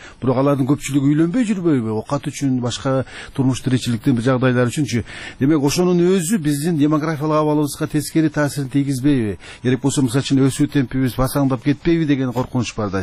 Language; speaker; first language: Kyrgyz; native; Kyrgyz